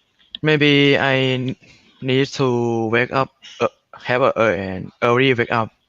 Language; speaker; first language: English; non-native, learner; Thai